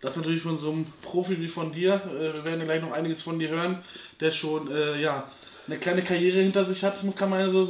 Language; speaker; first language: German; native; German